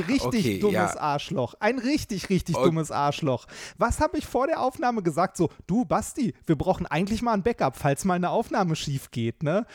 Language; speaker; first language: German; native; German